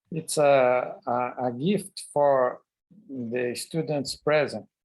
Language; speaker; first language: English; non-native, learner; Portuguese